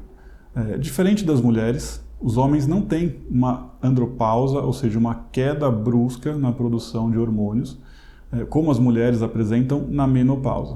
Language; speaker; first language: Portuguese; native; Portuguese